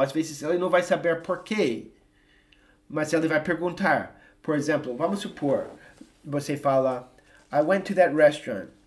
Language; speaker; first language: Portuguese; non-native, fluent; English